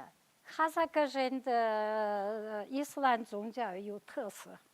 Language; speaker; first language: Chinese; non-native, fluent; Kazakh